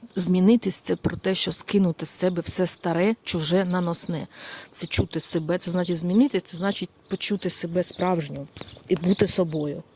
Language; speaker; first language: Ukrainian; non-native, local second language; Russian